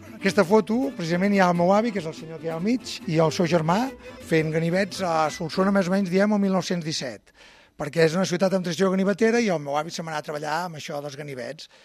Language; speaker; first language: Catalan; native; Catalan